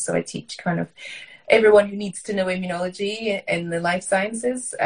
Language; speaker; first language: English; native; English